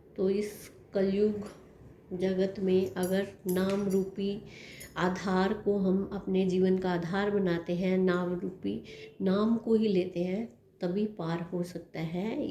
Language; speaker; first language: Hindi; non-native, local second language; Punjabi